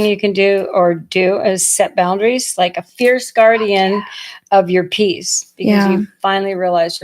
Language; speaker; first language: English; native; English